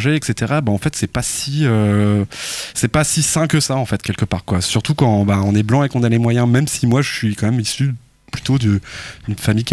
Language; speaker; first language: French; native; French